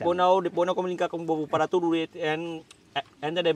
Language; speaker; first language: Portuguese; non-native, learner; Vietnamese